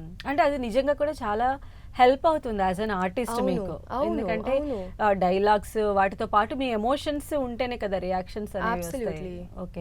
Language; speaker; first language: Telugu; native; Telugu